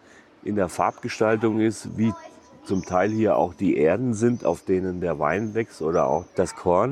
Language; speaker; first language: German; native; German